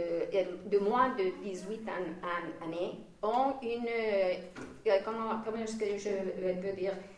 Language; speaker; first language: French; non-native, fluent; Spanish